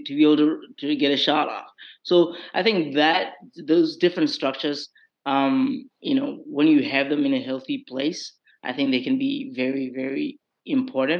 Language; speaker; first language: English; non-native, local second language; Southern Sotho